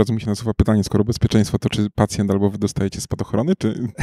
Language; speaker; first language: Polish; native; Polish